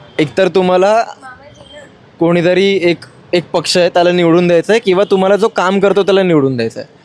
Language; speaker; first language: Marathi; native; Marathi